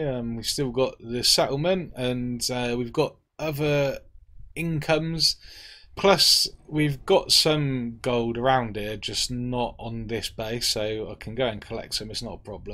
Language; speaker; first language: English; native; English